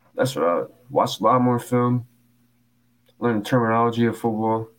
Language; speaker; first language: English; native; English